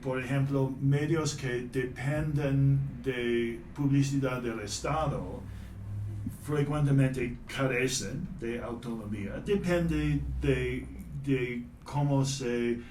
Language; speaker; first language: Spanish; non-native, fluent; English